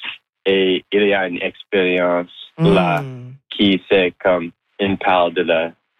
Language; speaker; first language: French; non-native, learner; English